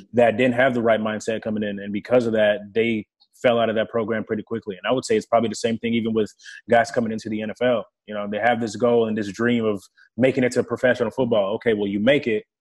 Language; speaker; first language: English; early bilingual, other home language; French